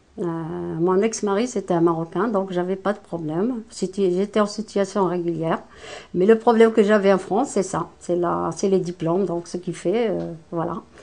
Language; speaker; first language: French; non-native, local second language; Arabic